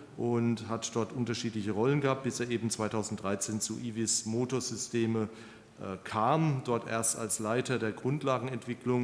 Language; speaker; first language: German; native; German